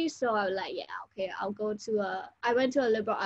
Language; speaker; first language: English; native; English